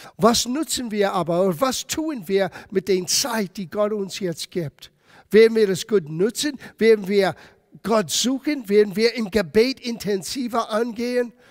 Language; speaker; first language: German; non-native, fluent; English